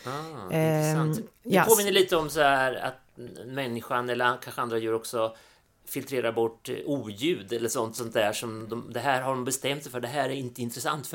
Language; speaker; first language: Swedish; native; Swedish